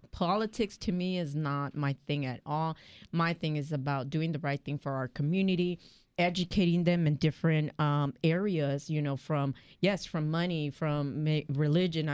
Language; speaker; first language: English; early bilingual, other home language; Spanish